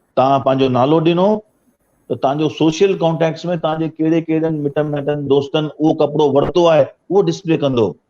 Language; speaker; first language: Sindhi; early bilingual, heritage; Sindhi